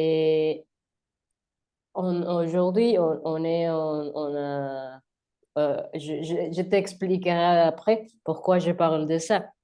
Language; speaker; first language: French; non-native, learner; Spanish